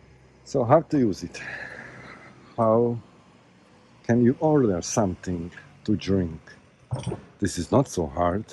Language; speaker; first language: English; non-native, learner; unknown